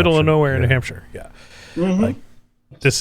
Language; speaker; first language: English; native; English